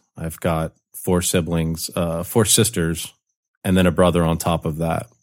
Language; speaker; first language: English; native; English